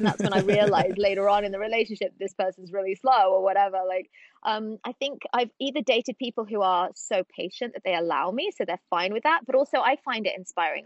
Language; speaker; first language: English; native; English